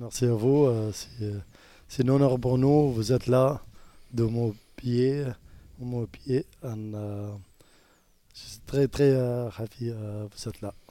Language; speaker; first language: French; non-native, learner; Arabic